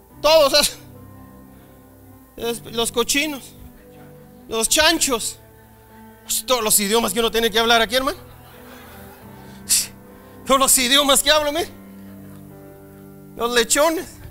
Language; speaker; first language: Spanish; native; Spanish